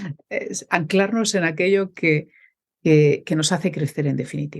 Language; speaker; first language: Spanish; native; Spanish